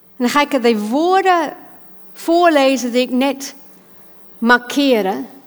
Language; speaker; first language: Dutch; non-native, fluent; English